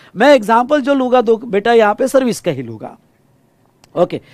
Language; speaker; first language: Hindi; non-native, local second language; Marathi